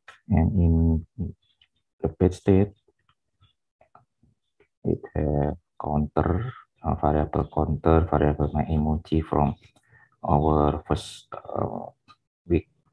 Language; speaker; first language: English; non-native, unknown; Indonesian